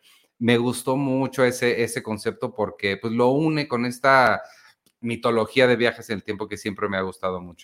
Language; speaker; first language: Spanish; native; Spanish